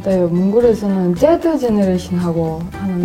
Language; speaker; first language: Korean; non-native, fluent; Mongolian